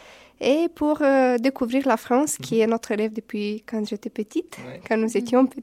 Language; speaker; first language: French; non-native, fluent; Romanian